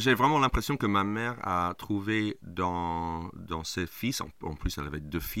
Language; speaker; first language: French; non-native, fluent; English